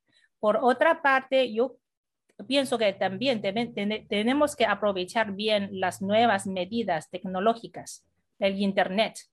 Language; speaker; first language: Spanish; non-native, fluent; Chinese